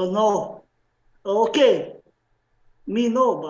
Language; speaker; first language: English; non-native, learner; Slovenian